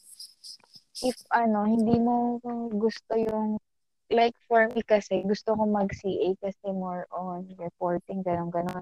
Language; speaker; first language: English; non-native, local second language; Filipino